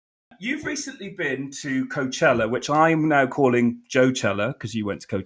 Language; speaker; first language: English; native; English